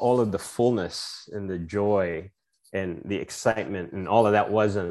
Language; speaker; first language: English; non-native, local second language; Filipino